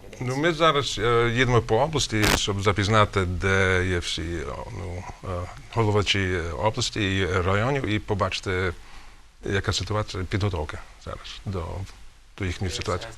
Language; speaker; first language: Ukrainian; early bilingual, heritage; Ukrainian